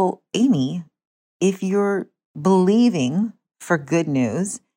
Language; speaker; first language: English; native; English